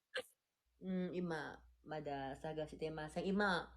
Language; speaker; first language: Japanese; non-native, learner; Indonesian